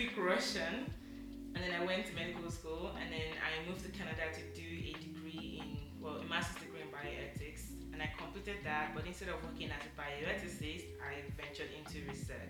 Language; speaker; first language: English; non-native, local second language; Yoruba